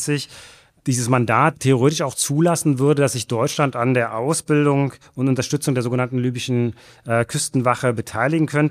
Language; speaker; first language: German; native; German